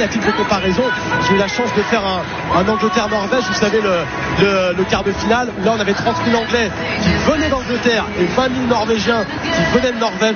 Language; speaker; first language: French; native; French